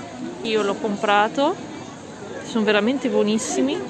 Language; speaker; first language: Italian; non-native, local second language; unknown